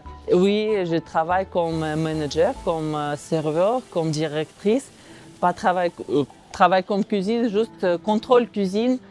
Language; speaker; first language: French; non-native, learner; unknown